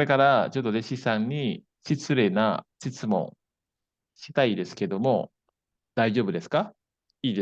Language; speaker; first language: Japanese; non-native, fluent; Indonesian